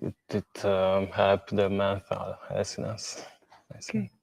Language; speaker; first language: English; non-native, learner; Hungarian